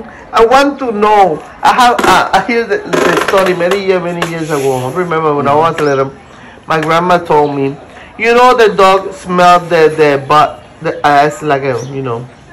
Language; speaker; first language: English; non-native, learner; Spanish